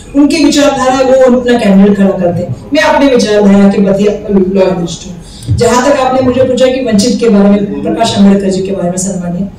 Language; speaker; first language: Hindi; non-native, local second language; Marathi